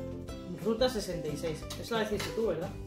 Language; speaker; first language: Spanish; native; Spanish